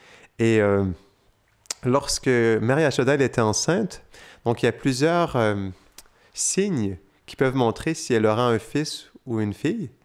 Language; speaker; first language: French; native; French